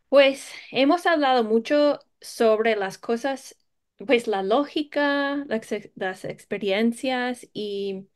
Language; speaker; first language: Spanish; non-native, fluent; English